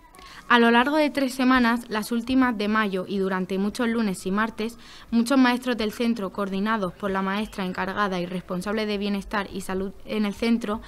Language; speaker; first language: Spanish; native; Spanish